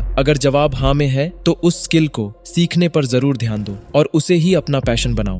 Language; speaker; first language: Hindi; native; Hindi